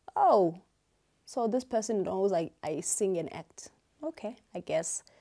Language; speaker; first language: English; non-native, local second language; Xhosa